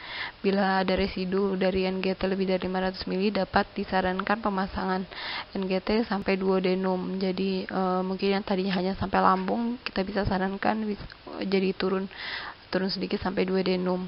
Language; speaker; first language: Indonesian; native; Indonesian